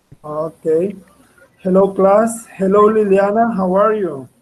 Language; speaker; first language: English; non-native, fluent; Spanish